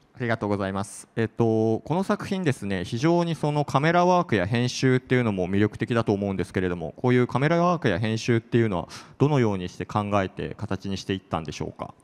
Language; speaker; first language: Japanese; native; Japanese